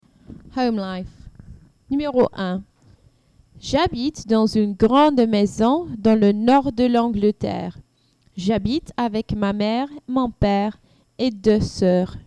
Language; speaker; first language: French; non-native, learner; English